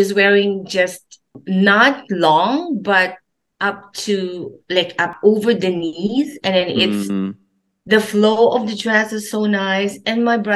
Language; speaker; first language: English; non-native, local second language; Filipino